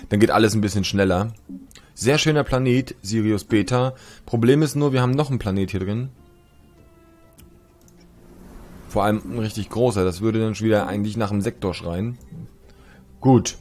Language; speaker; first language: German; native; German